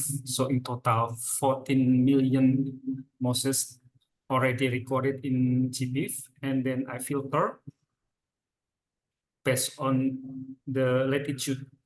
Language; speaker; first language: English; non-native, fluent; Indonesian